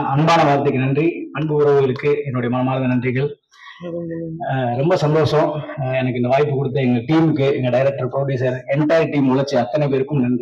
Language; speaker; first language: Tamil; native; Tamil